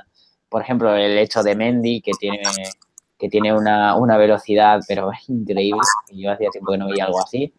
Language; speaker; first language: Spanish; native; Spanish